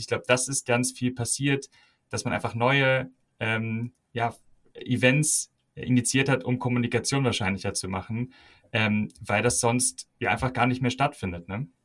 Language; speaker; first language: German; native; German